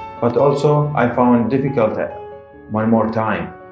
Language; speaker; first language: English; non-native, fluent; Arabic